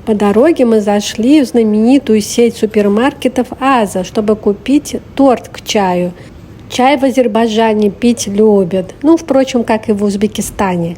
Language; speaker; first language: Russian; native; Russian